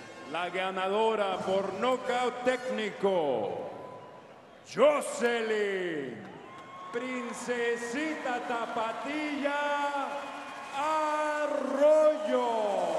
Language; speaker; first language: Spanish; native; Spanish